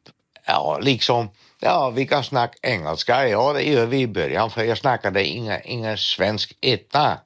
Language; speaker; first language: Swedish; non-native, fluent; Dutch